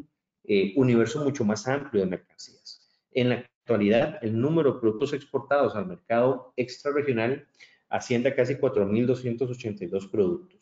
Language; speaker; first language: Spanish; native; Spanish